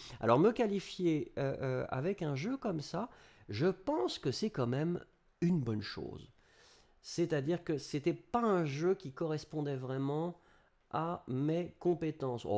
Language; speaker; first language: French; native; French